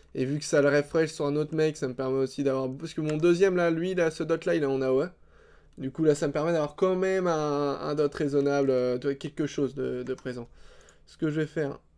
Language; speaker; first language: French; native; French